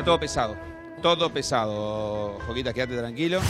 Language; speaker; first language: Spanish; native; Spanish